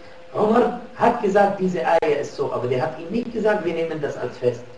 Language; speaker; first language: German; non-native, fluent; Arabic